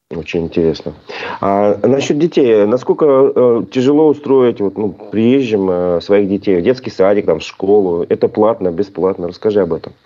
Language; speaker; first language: Russian; native; Russian